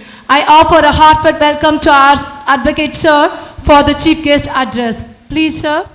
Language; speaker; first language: English; non-native, local second language; Tamil